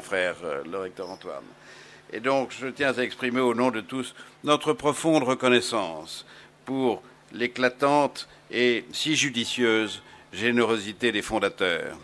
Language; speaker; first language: French; native; French